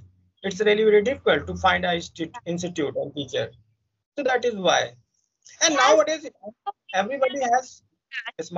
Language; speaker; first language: English; non-native, fluent; Hindi